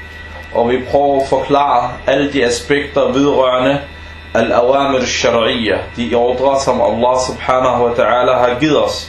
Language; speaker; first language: Danish; early bilingual, other home language; Arabic